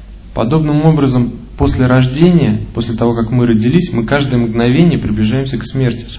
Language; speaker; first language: Russian; native; Russian